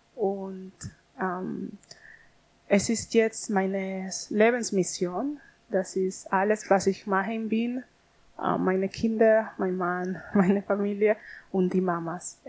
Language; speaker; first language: German; non-native, learner; Spanish